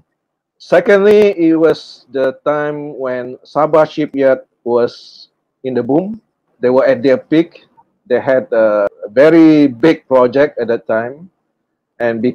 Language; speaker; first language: English; non-native, local second language; Malay